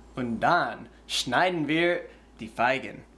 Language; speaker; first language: German; non-native, learner; English